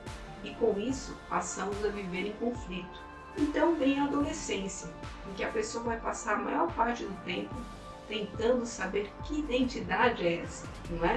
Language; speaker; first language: Portuguese; native; Portuguese